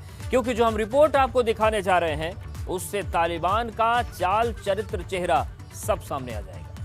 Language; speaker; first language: Hindi; native; Hindi